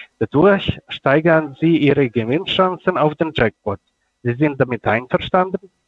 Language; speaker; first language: German; non-native, learner; Russian